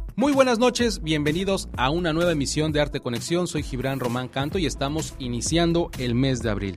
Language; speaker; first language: Spanish; native; Spanish